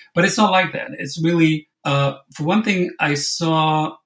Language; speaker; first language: English; non-native, fluent; German